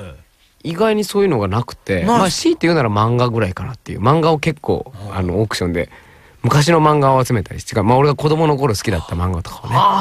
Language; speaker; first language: Japanese; native; Japanese